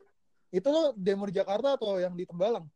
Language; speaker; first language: Indonesian; native; Indonesian